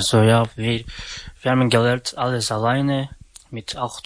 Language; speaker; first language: German; non-native, learner; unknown